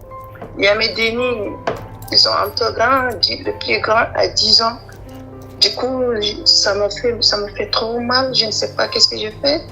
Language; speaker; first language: French; non-native, learner; Arabic